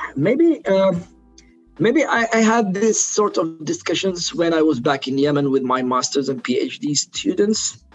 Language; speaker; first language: English; non-native, fluent; Arabic